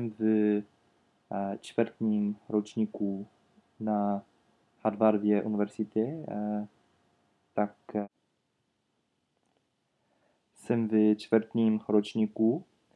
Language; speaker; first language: Czech; non-native, learner; English